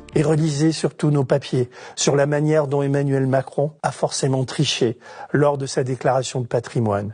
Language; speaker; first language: French; native; French